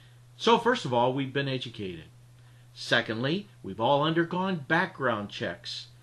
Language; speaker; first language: English; native; English